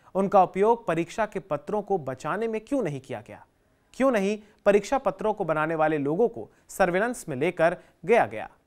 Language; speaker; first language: Hindi; native; Hindi